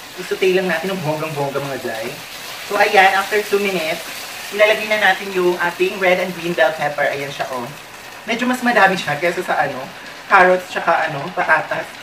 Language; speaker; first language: Filipino; non-native, local second language; Waray